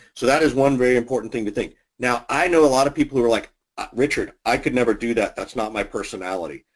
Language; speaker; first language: English; native; English